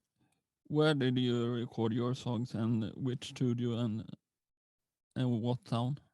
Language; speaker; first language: English; non-native, learner; Swedish